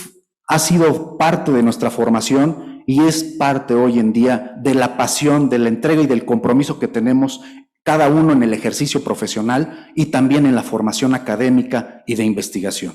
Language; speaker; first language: Spanish; native; Spanish